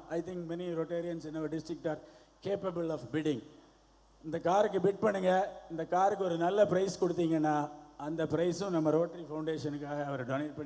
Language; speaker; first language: Tamil; native; Tamil